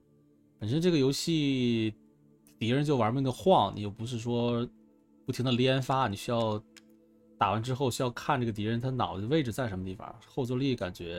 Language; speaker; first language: Chinese; native; Chinese